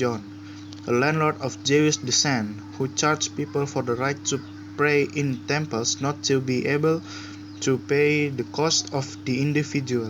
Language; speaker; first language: English; non-native, learner; Indonesian